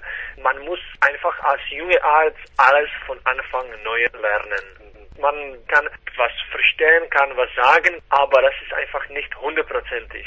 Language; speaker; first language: German; non-native, fluent; Czech